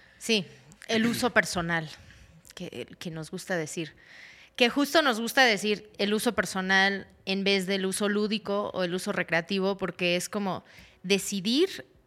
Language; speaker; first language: Spanish; early bilingual, heritage; Spanish